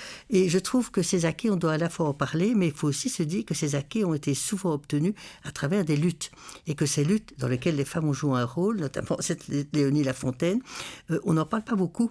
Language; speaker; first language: French; native; French